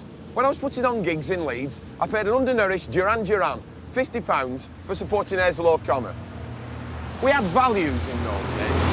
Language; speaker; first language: English; native; English